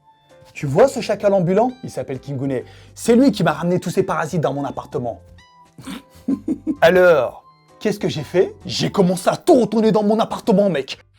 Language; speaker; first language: French; native; French